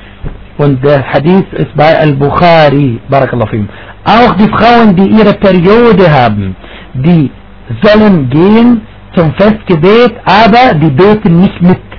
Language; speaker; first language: German; non-native, fluent; Arabic